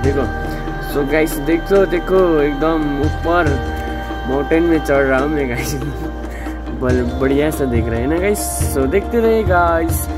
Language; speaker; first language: Hindi; non-native, local second language; Nepali